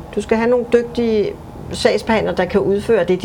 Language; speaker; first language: Danish; native; Danish